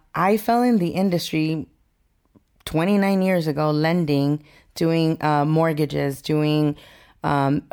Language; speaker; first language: English; early bilingual, other home language; Spanish